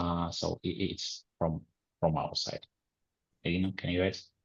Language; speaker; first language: English; non-native, learner; Ukrainian